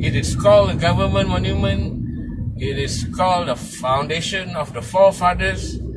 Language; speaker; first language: English; non-native, local second language; Malay